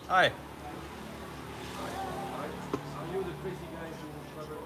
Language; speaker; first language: English; non-native, learner; French